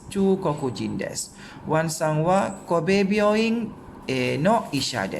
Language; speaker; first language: Japanese; non-native, fluent; Malay